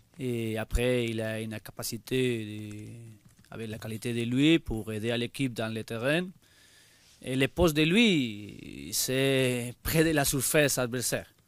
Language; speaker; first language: French; non-native, learner; Spanish